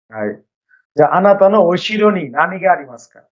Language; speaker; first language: Japanese; non-native, fluent; Bangla